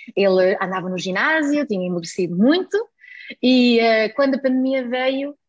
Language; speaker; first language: Portuguese; early bilingual, heritage; German